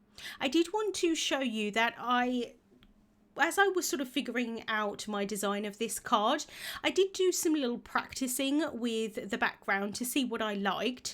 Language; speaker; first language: English; native; English